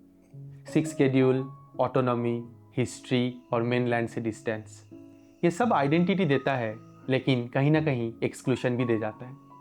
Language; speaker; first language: Hindi; native; Hindi